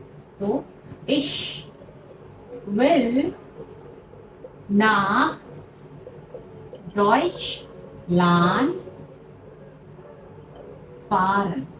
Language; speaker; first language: German; non-native, fluent; Hindi